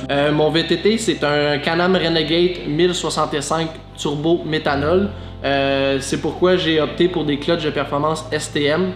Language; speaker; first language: French; native; French